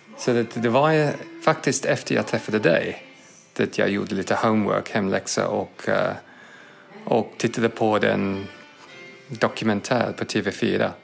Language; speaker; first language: Swedish; non-native, fluent; English